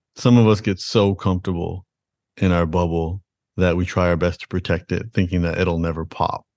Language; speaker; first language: English; native; English